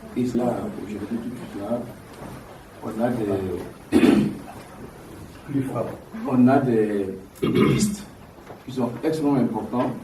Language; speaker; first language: French; non-native, local second language; Wolof